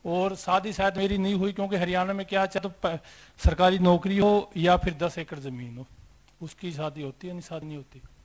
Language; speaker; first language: Hindi; native; Hindi